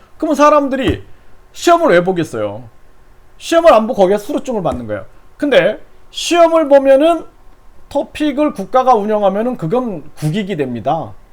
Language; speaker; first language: Korean; native; Korean